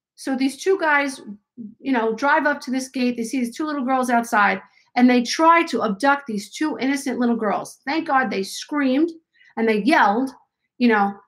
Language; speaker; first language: English; native; English